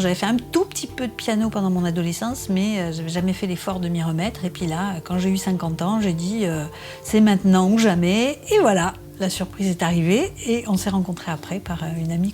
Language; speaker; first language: French; native; French